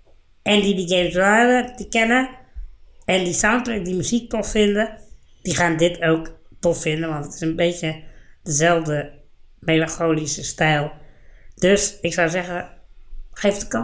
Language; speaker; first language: Dutch; native; Dutch